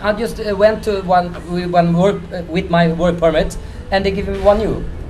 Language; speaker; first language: English; non-native, fluent; Swedish